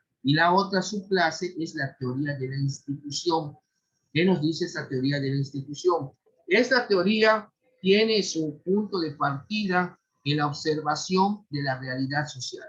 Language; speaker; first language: Spanish; native; Spanish